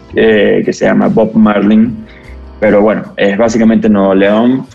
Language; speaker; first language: Spanish; native; Spanish